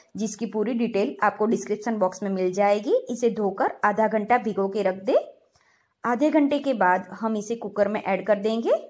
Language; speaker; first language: Hindi; non-native, local second language; Gujarati